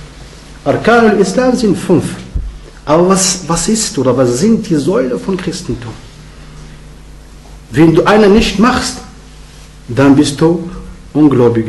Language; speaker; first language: German; non-native, learner; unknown